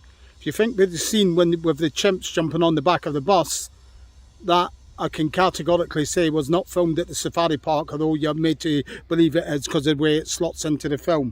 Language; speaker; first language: English; native; English